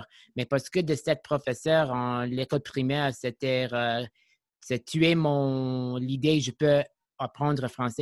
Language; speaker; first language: French; non-native, learner; English